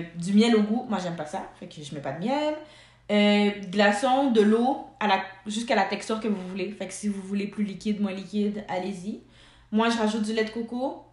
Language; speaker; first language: French; early bilingual, other home language; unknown